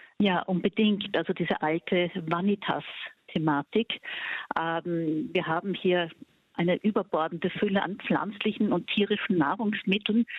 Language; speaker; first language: German; native; German